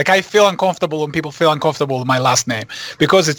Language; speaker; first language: English; non-native, fluent; Greek